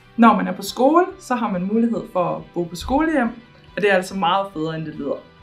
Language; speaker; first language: Danish; native; Danish